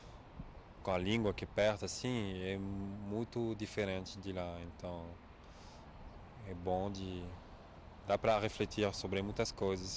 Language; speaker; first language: Portuguese; non-native, fluent; French